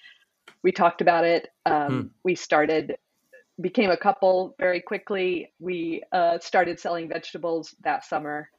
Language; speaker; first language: English; native; English